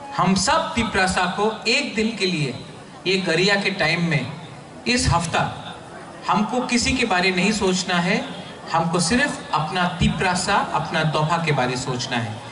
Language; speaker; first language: Hindi; non-native, local second language; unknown